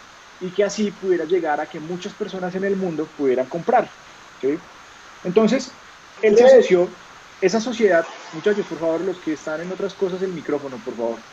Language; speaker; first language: Spanish; native; Spanish